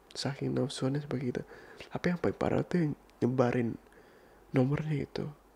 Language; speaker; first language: Indonesian; early bilingual, heritage; Indonesian